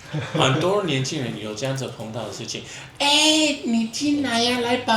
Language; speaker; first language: Chinese; non-native, fluent; English